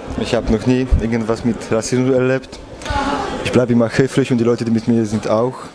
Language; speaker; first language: German; non-native, learner; Arabic